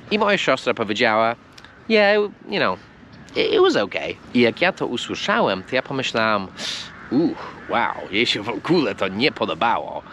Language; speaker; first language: Polish; non-native, fluent; English